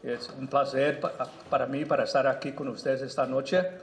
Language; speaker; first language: Spanish; non-native, learner; English